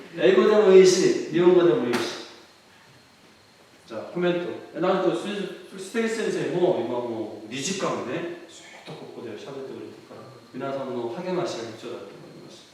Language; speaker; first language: Japanese; non-native, fluent; Korean